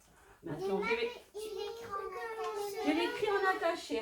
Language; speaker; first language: French; native; French